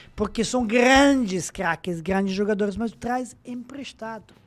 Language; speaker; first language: Portuguese; non-native, fluent; Serbian